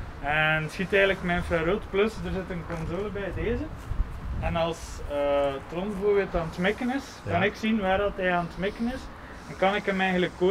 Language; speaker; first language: Dutch; native; Dutch